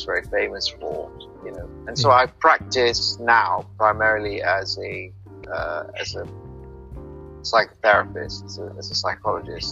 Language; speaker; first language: English; native; English